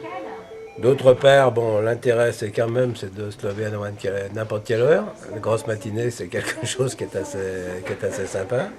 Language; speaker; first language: French; native; French